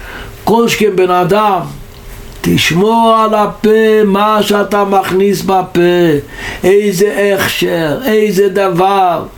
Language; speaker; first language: Hebrew; non-native, local second language; Yiddish